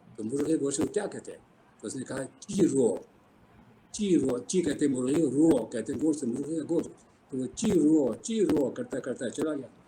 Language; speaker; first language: Urdu; native; Urdu